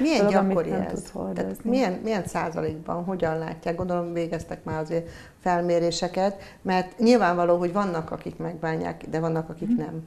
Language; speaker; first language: Hungarian; native; Hungarian